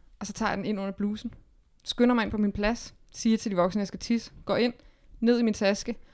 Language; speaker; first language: Danish; native; Danish